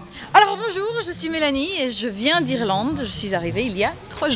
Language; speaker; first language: French; non-native, learner; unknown